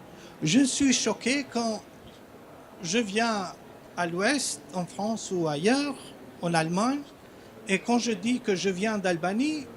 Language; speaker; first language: French; non-native, fluent; Albanian